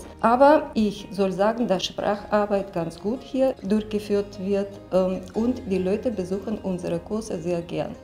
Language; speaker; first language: German; non-native, fluent; Russian